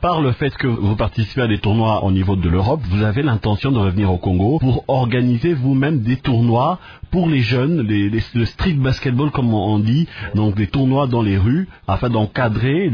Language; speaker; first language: French; non-native, local second language; Lingala